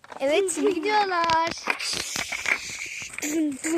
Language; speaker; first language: Turkish; native; Turkish